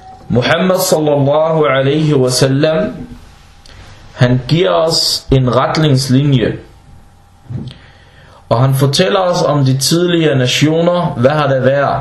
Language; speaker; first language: Danish; non-native, fluent; Arabic